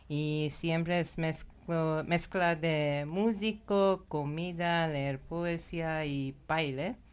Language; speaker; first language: Spanish; non-native, learner; Persian